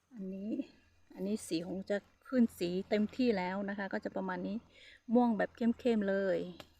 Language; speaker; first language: Thai; non-native, local second language; Hmong